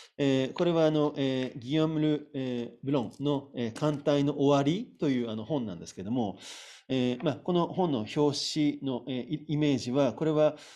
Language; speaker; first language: Japanese; native; Japanese